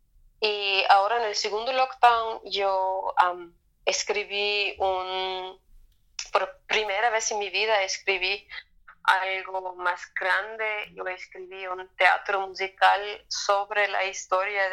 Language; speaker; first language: Spanish; non-native, fluent; German